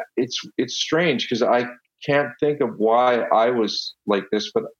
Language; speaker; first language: English; non-native, fluent; Italian